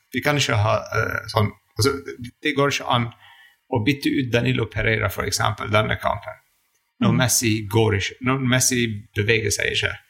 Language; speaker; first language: Norwegian; non-native, fluent; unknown